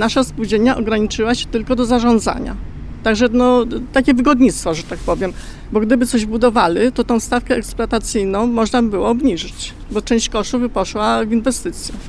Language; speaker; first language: Polish; native; Polish